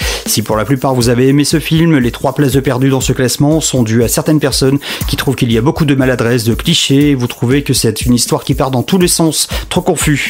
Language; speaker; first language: French; native; French